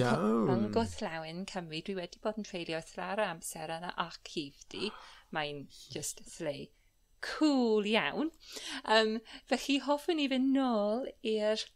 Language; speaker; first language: Welsh; non-native, learner; English